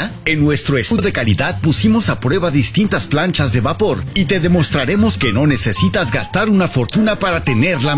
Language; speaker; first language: Spanish; native; Spanish